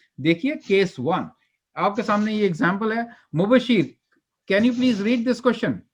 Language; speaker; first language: Hindi; native; Hindi